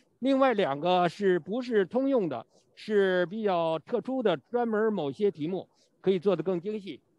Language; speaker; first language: Chinese; native; Chinese